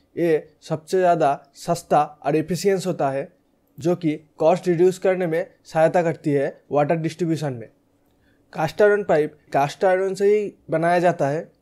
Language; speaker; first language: Hindi; native; Hindi